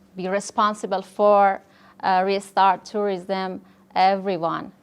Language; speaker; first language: English; non-native, fluent; Persian